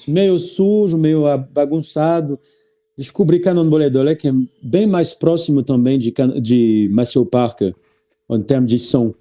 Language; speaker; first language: Portuguese; non-native, learner; French